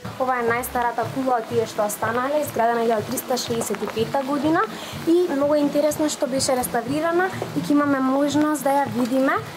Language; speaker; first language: Macedonian; native; Macedonian